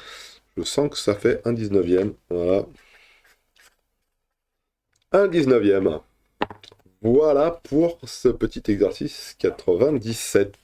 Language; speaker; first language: French; native; French